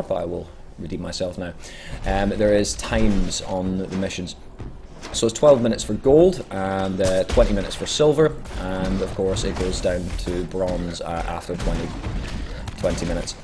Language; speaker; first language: English; native; English